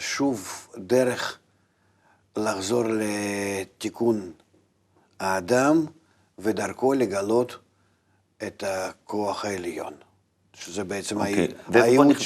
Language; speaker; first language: Hebrew; non-native, fluent; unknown